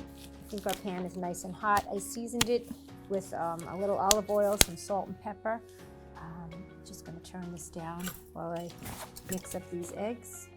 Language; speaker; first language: English; native; English